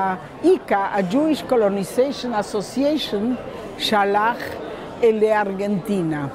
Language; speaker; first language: Hebrew; non-native, local second language; Spanish